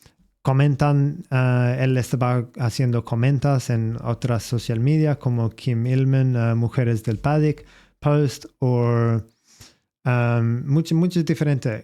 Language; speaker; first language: Spanish; non-native, learner; English